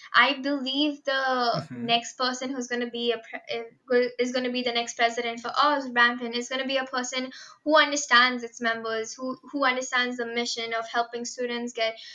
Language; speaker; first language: English; non-native, local second language; Hindi